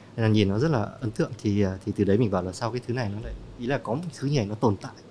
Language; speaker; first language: Vietnamese; native; Vietnamese